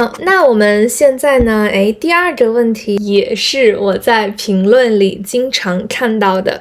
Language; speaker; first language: Chinese; native; Chinese